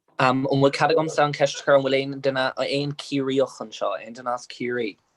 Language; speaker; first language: Irish; non-native, local second language; English